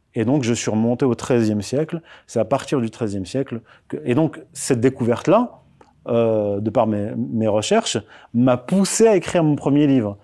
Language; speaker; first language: French; early bilingual, other home language; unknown